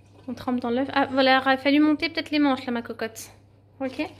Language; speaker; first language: French; native; French